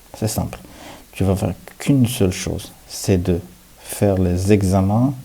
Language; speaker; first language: French; non-native, local second language; Arabic